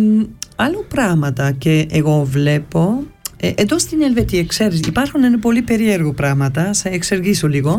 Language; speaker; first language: Greek; early bilingual, heritage; Greek